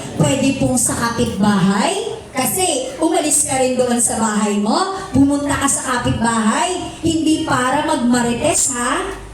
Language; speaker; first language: Filipino; non-native, local second language; Aklanon